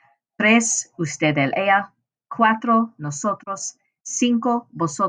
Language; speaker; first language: Spanish; non-native, fluent; English